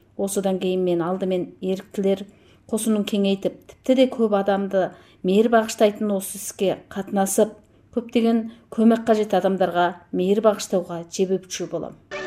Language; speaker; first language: Kazakh; non-native, local second language; Tatar